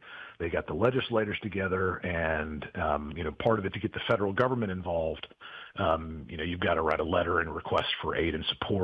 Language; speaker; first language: English; native; English